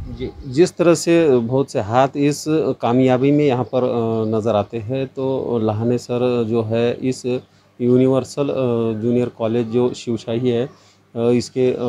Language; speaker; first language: Hindi; non-native, local second language; Marathi